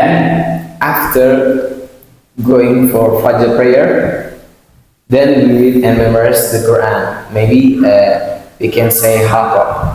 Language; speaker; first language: English; non-native, learner; Indonesian